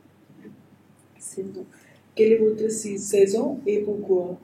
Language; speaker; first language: French; non-native, learner; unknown